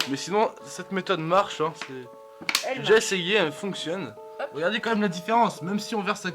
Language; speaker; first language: French; native; French